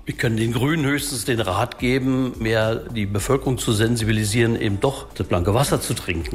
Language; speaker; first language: German; native; German